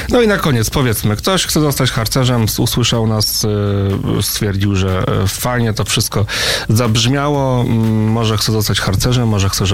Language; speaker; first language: Polish; native; Polish